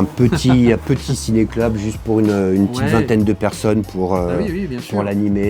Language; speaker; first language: French; native; French